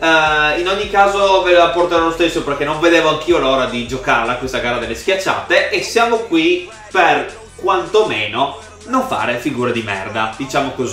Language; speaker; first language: Italian; native; Italian